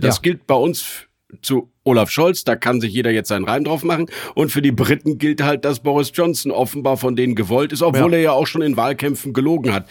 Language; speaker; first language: German; native; German